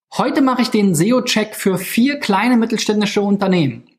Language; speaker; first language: German; native; German